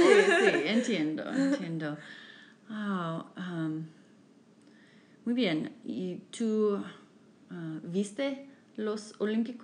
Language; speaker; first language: Spanish; non-native, fluent; English